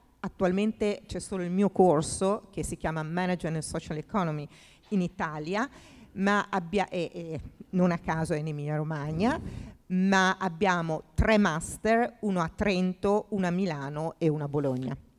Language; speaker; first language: Italian; native; Italian